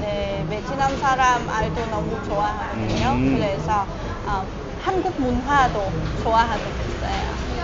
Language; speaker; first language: Korean; non-native, learner; Vietnamese